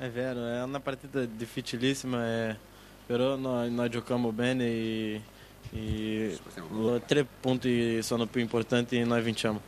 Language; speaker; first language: Italian; non-native, learner; Portuguese